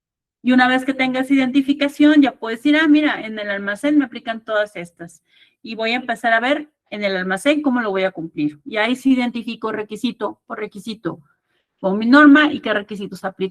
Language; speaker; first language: Spanish; native; Spanish